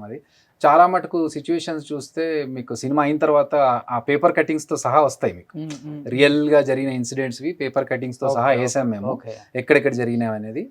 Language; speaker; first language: Telugu; native; Telugu